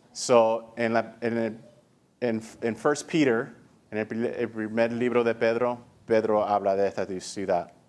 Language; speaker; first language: Spanish; early bilingual, heritage; English